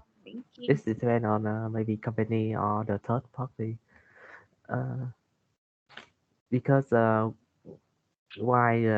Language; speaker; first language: English; non-native, learner; Vietnamese